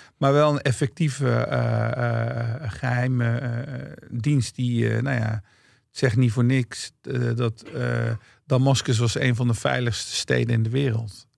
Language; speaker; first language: Dutch; early bilingual, other home language; Turkish